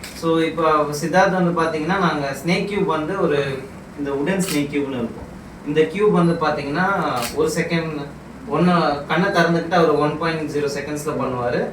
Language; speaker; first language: Tamil; native; Tamil